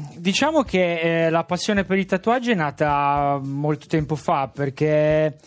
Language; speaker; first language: Italian; native; Italian